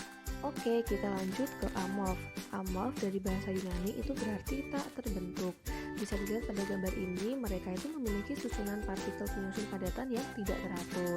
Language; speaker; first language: Indonesian; native; Indonesian